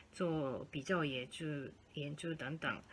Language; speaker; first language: Chinese; non-native, fluent; Japanese